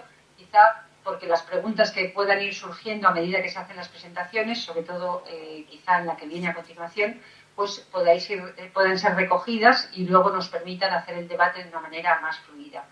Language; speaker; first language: Spanish; native; Spanish